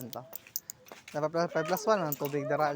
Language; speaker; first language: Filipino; non-native, local second language; Cebuano